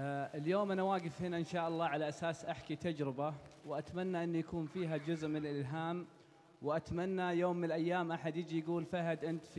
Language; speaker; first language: Arabic; native; Arabic